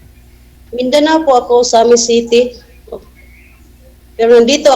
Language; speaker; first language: Filipino; non-native, local second language; Cebuano